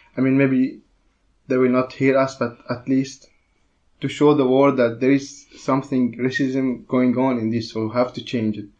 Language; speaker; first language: English; non-native, learner; Arabic